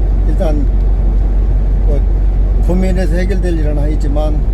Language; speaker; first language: Korean; native; Korean